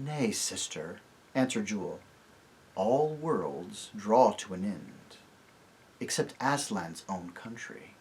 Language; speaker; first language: English; native; English